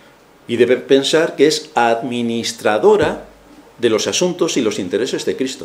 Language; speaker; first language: Spanish; native; Spanish